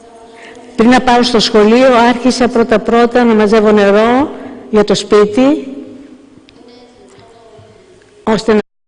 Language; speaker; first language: Greek; native; Greek